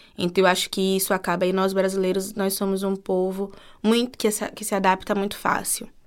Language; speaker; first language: Portuguese; native; Portuguese